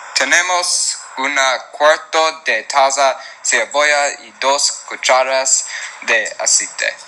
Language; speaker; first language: Spanish; non-native, learner; English